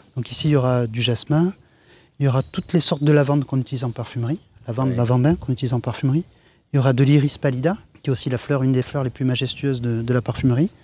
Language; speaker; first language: French; native; French